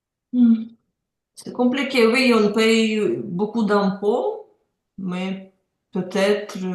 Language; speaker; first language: French; non-native, learner; Ukrainian